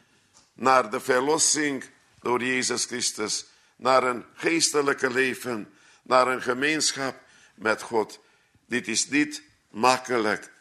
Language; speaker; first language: Dutch; non-native, fluent; Hungarian